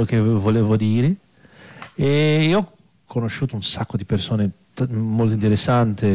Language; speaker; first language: Italian; non-native, fluent; Portuguese